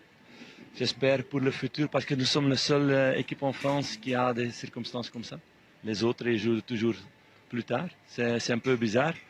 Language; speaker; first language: French; non-native, fluent; Dutch